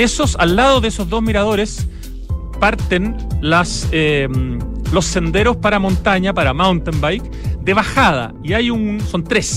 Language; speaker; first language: Spanish; native; Spanish